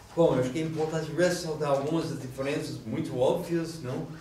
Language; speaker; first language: Portuguese; non-native, fluent; English